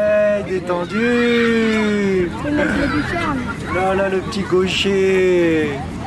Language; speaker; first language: French; native; French